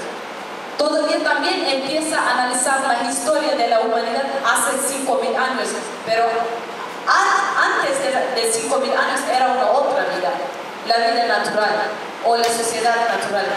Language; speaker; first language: Spanish; non-native, fluent; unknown